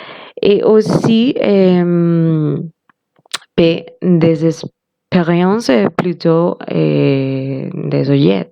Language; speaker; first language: French; non-native, learner; Spanish